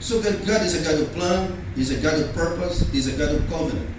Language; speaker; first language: English; non-native, local second language; Filipino